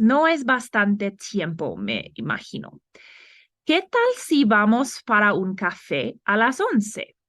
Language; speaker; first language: Spanish; non-native, fluent; English